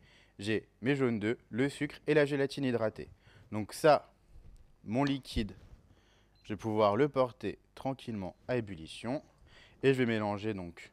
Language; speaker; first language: French; native; French